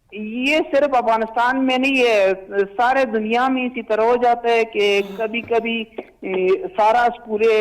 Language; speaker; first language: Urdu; non-native, learner; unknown